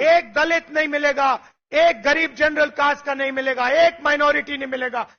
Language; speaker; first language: Hindi; native; Hindi